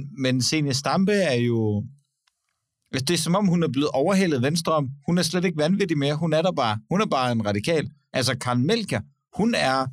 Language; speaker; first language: Danish; native; Danish